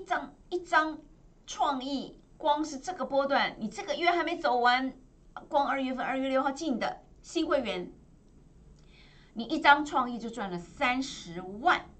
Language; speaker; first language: Chinese; native; Chinese